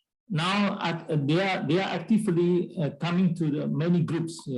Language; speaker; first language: English; non-native, learner; Indonesian